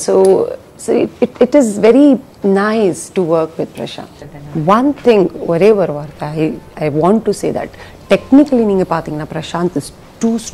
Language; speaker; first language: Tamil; non-native, fluent; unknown